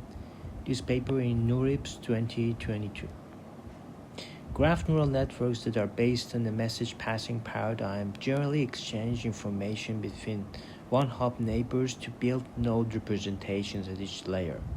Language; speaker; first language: English; non-native, fluent; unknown